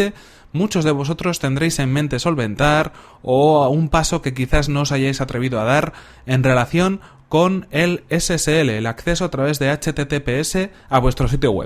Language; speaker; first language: Spanish; native; Spanish